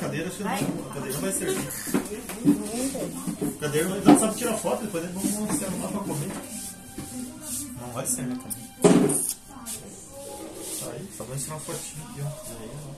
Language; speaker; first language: Portuguese; native; Portuguese